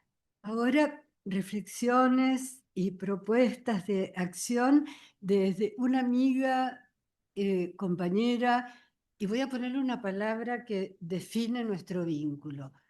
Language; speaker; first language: Spanish; native; Spanish